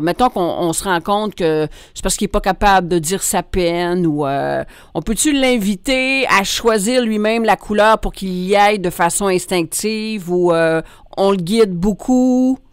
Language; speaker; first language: French; native; French